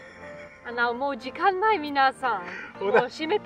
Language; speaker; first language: Japanese; non-native, learner; Spanish